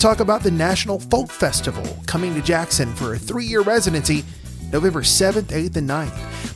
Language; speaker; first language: English; native; English